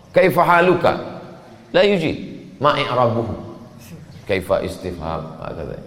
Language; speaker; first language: Arabic; non-native, fluent; Indonesian